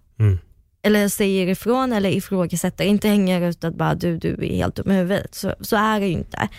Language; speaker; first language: Swedish; early bilingual, other home language; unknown